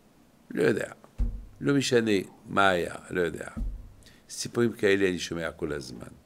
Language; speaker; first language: Hebrew; non-native, fluent; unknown